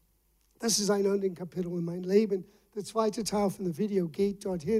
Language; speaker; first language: German; non-native, fluent; English